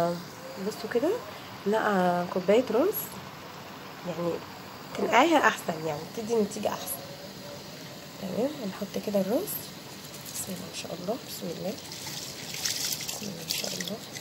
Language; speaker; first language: Arabic; native; Arabic